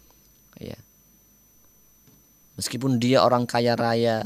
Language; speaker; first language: Indonesian; native; Indonesian